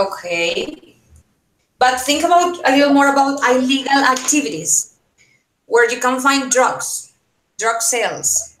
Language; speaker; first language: English; non-native, fluent; Spanish